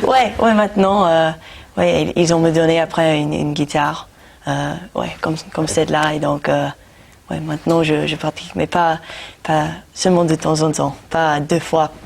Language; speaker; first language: French; non-native, learner; English